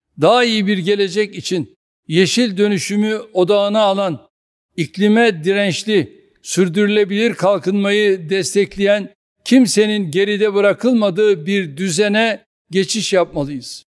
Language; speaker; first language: Turkish; native; Turkish